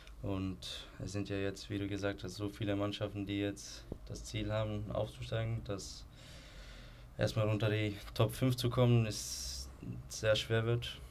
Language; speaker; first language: German; non-native, fluent; Icelandic